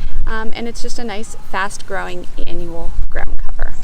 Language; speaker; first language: English; native; English